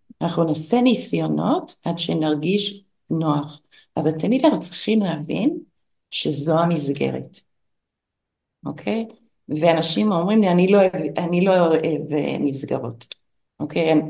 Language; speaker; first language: Hebrew; non-native, fluent; English